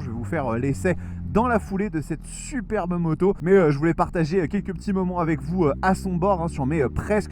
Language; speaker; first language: French; native; French